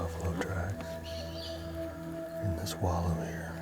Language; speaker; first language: English; native; English